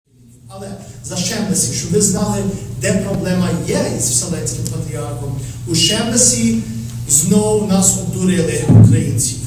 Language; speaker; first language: Ukrainian; early bilingual, heritage; Ukrainian